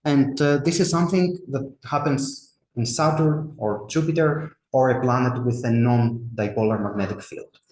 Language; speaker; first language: English; non-native, fluent; Greek